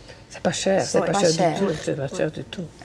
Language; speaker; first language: French; non-native, fluent; Italian